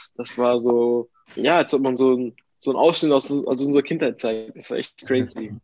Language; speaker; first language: German; early bilingual, other home language; Italian